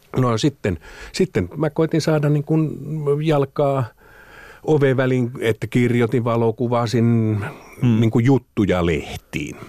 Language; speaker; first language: Finnish; native; Finnish